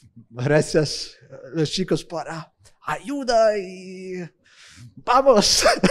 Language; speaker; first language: Spanish; non-native, fluent; Ukrainian